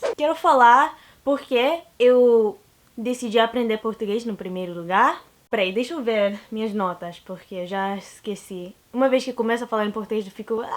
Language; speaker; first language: Portuguese; non-native, learner; English